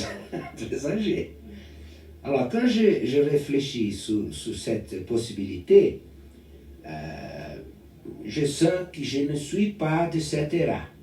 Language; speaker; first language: French; non-native, learner; Portuguese